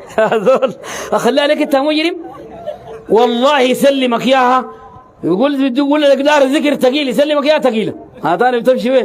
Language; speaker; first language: Arabic; native; Arabic